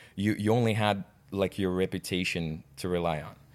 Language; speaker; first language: English; non-native, fluent; Russian